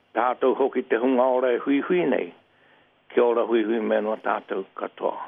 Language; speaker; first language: Māori; native; Māori